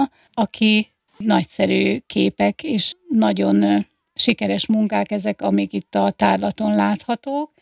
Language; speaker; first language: Hungarian; native; Hungarian